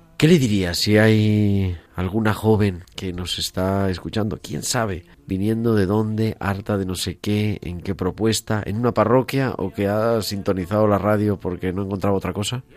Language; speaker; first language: Spanish; native; Spanish